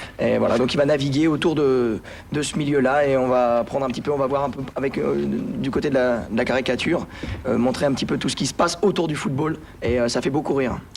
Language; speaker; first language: French; native; French